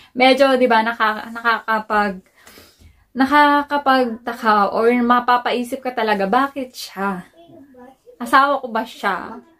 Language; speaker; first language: Filipino; native; Filipino